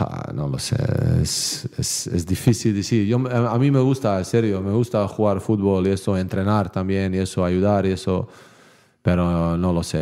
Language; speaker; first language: Spanish; non-native, learner; Bosnian